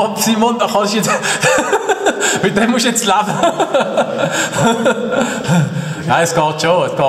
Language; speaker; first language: German; native; German